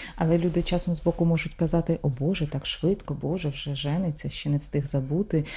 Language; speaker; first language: Ukrainian; native; Ukrainian